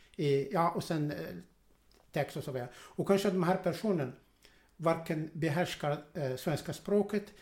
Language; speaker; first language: Swedish; non-native, fluent; Arabic